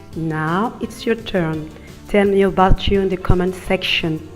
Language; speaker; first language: English; non-native, fluent; French